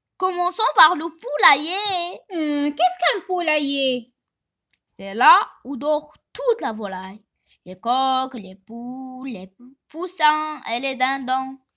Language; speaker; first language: French; non-native, local second language; Arabic